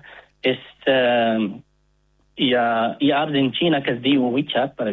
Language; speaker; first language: Catalan; non-native, fluent; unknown